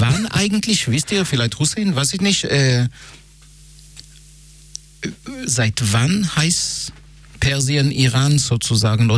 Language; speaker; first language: German; non-native, fluent; Hebrew